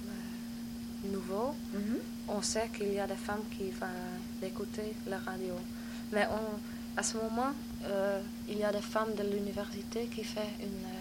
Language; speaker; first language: French; non-native, learner; Dutch